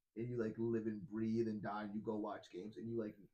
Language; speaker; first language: English; native; English